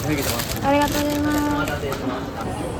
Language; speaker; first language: Japanese; non-native, learner; Korean